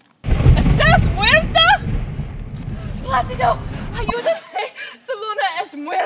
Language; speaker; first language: Spanish; non-native, learner; English